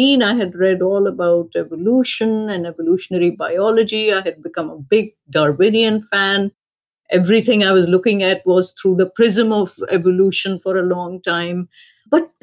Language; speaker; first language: English; non-native, local second language; Urdu